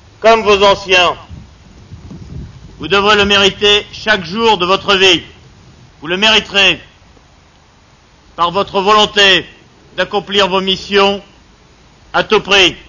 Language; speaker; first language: French; native; French